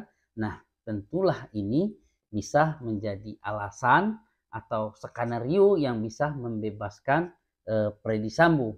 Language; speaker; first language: Indonesian; native; Indonesian